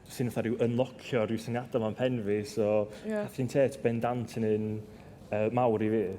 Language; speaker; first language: Welsh; native; Welsh